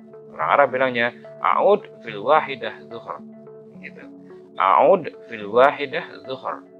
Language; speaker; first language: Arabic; non-native, fluent; Indonesian